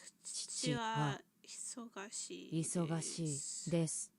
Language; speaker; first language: Japanese; non-native, learner; English